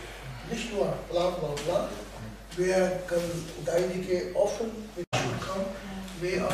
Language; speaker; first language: German; non-native, learner; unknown